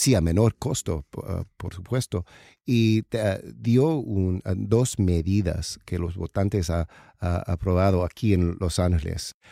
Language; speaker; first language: Spanish; non-native, learner; English